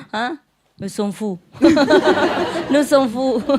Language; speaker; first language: French; non-native, learner; Vietnamese